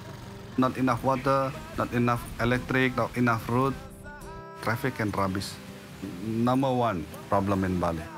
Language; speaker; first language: English; non-native, learner; Indonesian